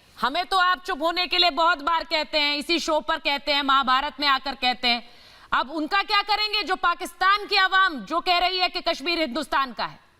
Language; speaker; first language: Hindi; native; Hindi